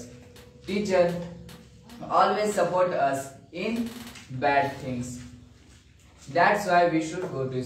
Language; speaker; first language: English; non-native, learner; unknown